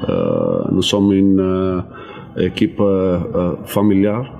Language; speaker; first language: French; non-native, learner; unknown